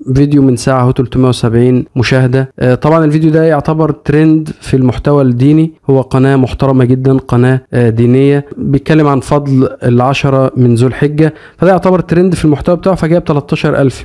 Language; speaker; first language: Arabic; native; Arabic